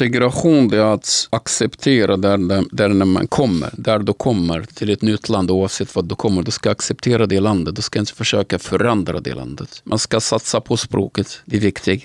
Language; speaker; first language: Swedish; non-native, fluent; Arabic